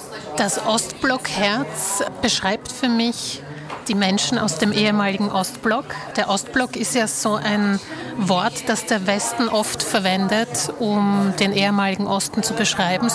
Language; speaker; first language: German; early bilingual, other home language; Slovak